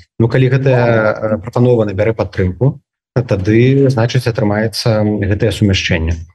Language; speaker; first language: Belarusian; native; Belarusian